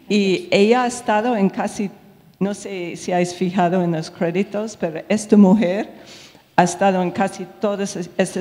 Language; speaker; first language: Spanish; non-native, fluent; English